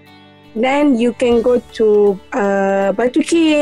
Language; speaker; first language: English; non-native, local second language; Malay